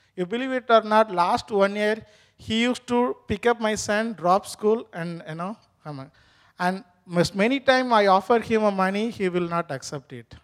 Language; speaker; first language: English; non-native, local second language; Tamil